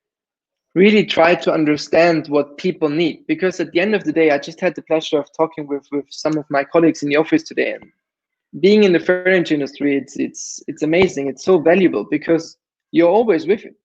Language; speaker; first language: English; non-native, fluent; German